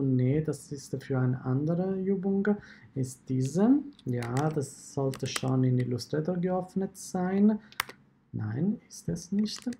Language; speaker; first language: German; non-native, fluent; Italian